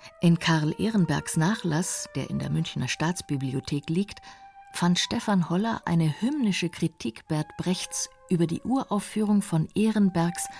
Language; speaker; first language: German; native; German